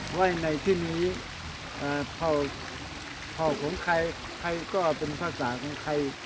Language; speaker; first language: Thai; non-native, local second language; Hmong